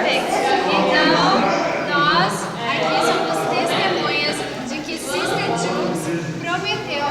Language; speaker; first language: Portuguese; non-native, local second language; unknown